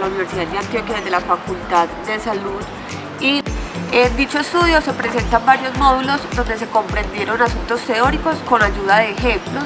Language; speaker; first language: Spanish; native; Spanish